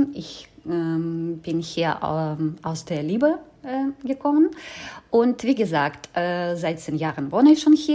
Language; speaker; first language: German; non-native, fluent; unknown